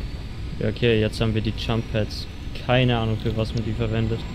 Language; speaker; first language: German; native; German